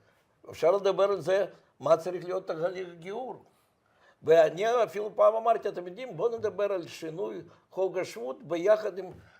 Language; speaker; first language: Hebrew; non-native, fluent; Russian